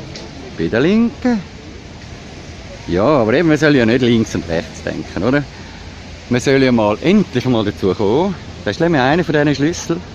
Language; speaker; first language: German; native; German